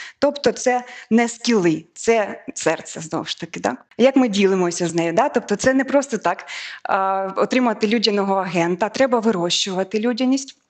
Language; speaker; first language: Ukrainian; native; Ukrainian